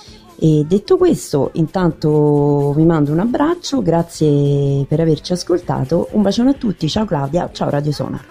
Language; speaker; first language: Italian; native; Italian